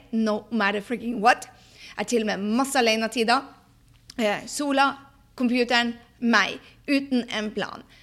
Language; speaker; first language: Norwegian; early bilingual, heritage; Norwegian